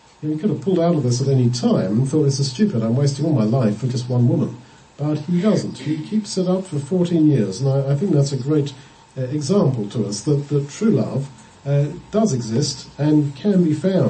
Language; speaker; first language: English; native; English